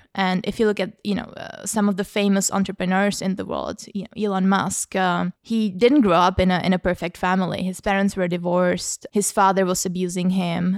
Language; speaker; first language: English; non-native, fluent; Czech